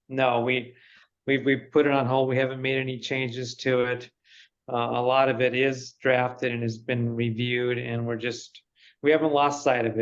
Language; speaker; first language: English; native; English